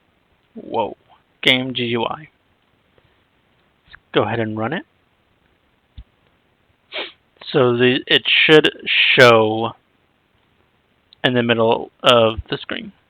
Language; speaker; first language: English; native; English